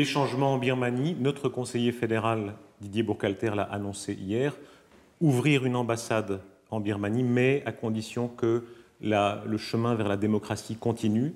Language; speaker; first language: French; native; French